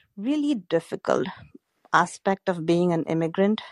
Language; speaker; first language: English; non-native, local second language; Gujarati